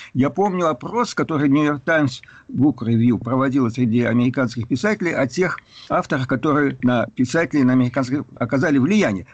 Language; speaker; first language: Russian; native; Russian